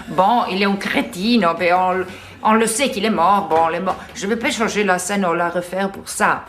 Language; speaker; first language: French; non-native, fluent; Italian